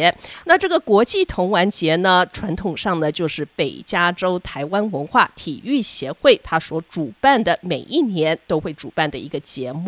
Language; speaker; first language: Chinese; native; Chinese